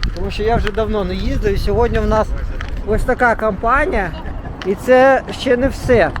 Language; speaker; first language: Ukrainian; native; Ukrainian